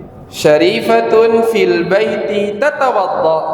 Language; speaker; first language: Arabic; non-native, fluent; Indonesian